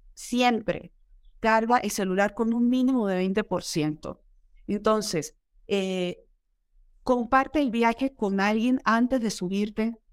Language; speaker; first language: Spanish; native; Spanish